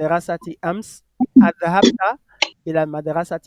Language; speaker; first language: Arabic; non-native, fluent; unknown